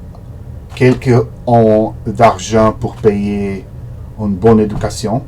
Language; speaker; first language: French; non-native, learner; Portuguese